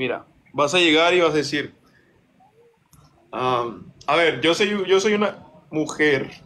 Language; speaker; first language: Spanish; native; Spanish